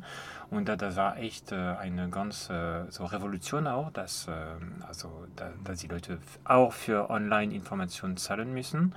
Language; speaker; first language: German; non-native, fluent; French